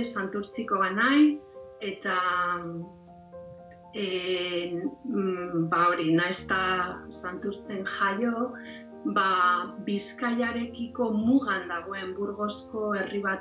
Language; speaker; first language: Basque; non-native, local second language; Spanish